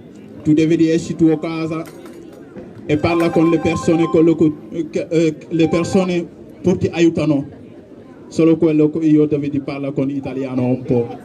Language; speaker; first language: Italian; non-native, learner; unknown